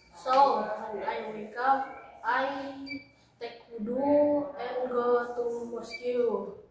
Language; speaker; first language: English; non-native, learner; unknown